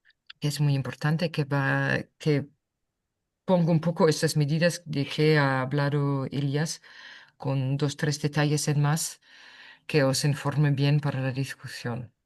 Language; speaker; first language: Spanish; non-native, fluent; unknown